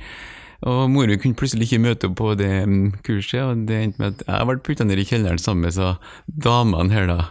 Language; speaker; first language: Norwegian; native; Norwegian